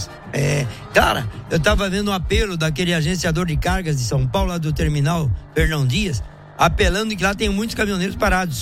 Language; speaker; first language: Portuguese; native; Portuguese